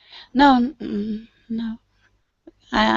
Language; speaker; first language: English; non-native, learner; Spanish